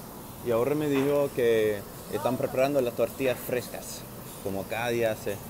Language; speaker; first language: Spanish; non-native, learner; English